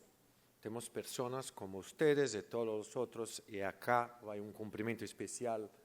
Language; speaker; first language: Spanish; non-native, learner; Portuguese